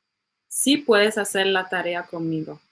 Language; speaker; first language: Spanish; non-native, learner; English